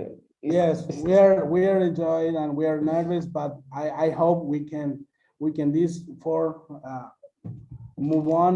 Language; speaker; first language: English; non-native, learner; Spanish